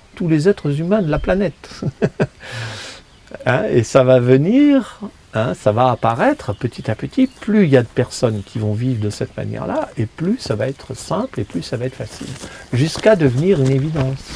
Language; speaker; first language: French; native; French